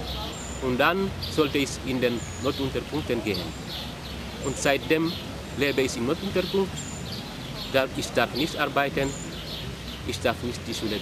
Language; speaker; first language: German; non-native, fluent; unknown